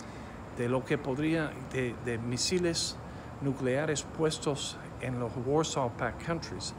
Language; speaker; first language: Spanish; non-native, fluent; English